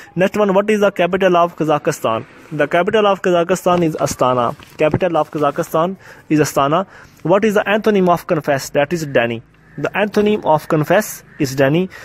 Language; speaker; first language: English; non-native, local second language; Urdu